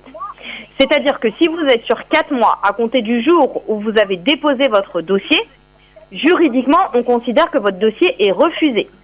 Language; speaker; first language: French; native; French